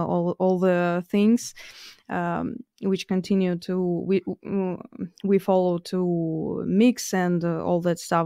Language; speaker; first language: English; non-native, fluent; Russian